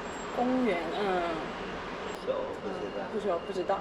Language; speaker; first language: Chinese; non-native, learner; Korean